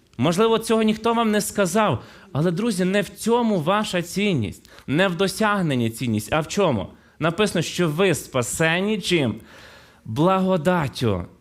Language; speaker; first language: Ukrainian; non-native, local second language; Russian